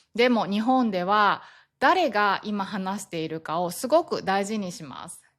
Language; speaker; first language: Japanese; native; Japanese